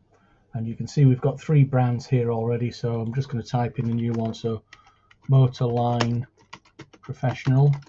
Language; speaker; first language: English; native; English